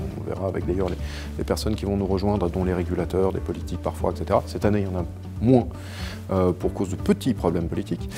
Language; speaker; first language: French; native; French